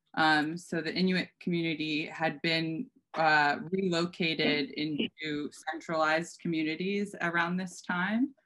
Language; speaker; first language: English; native; English